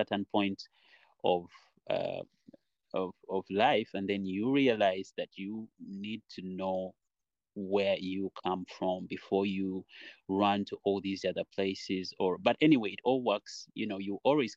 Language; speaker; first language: English; non-native, local second language; Nyankole